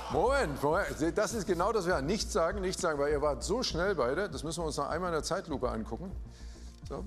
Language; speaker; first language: German; native; German